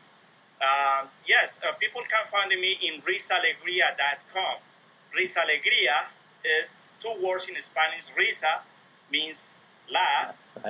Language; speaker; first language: English; non-native, learner; Spanish